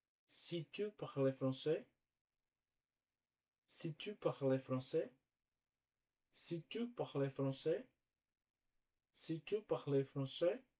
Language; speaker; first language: French; non-native, learner; Portuguese